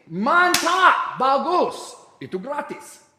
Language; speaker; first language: Indonesian; non-native, fluent; English